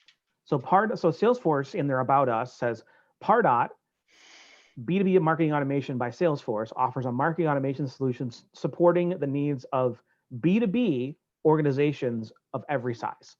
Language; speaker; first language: English; native; English